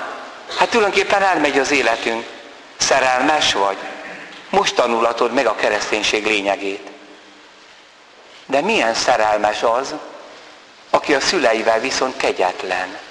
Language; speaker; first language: Hungarian; native; Hungarian